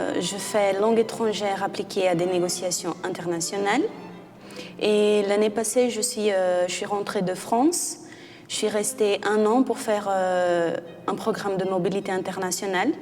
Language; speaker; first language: French; non-native, fluent; Portuguese